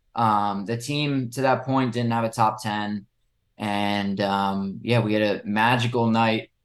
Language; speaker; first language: English; native; English